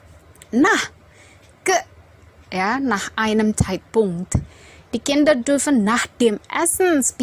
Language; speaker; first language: German; non-native, fluent; Indonesian